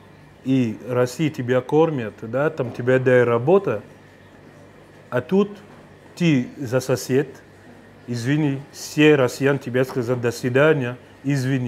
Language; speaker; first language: Russian; non-native, fluent; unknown